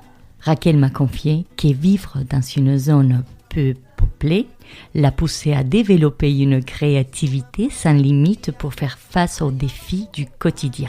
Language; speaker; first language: French; non-native, fluent; Spanish